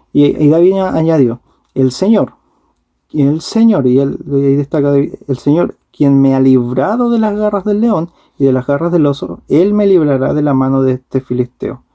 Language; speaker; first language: Spanish; native; Spanish